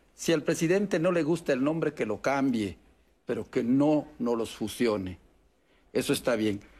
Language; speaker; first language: Spanish; non-native, local second language; Yucateco